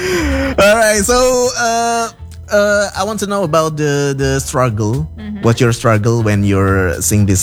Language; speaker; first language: English; non-native, fluent; Indonesian